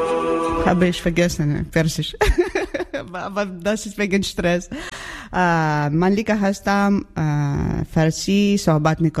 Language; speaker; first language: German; non-native, learner; Ukrainian